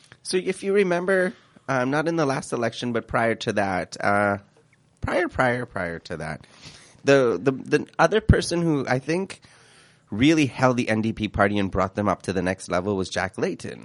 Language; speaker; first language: English; early bilingual, other home language; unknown